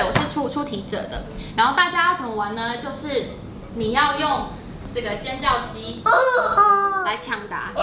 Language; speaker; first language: Chinese; native; Chinese